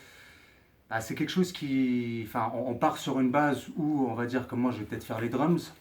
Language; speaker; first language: French; native; French